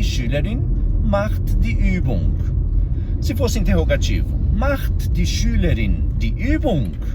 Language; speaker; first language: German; non-native, fluent; Portuguese